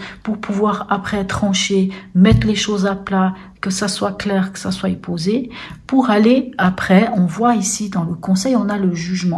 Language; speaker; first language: French; native; French